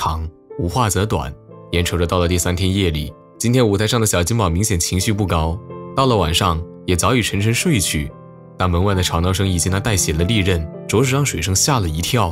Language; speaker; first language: Chinese; native; Chinese